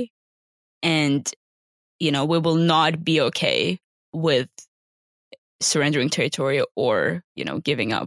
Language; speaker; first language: English; non-native, fluent; Ukrainian